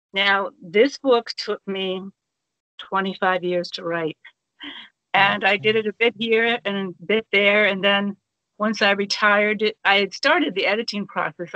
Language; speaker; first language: English; native; English